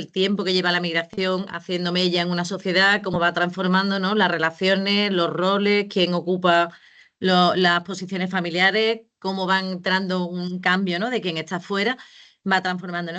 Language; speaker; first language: Spanish; native; Spanish